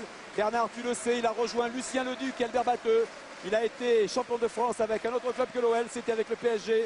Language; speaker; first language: French; native; French